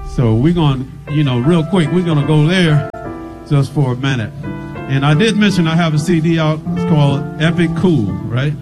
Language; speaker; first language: English; native; English